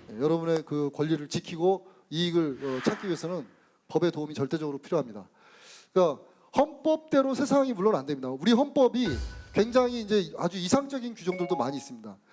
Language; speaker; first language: Korean; native; Korean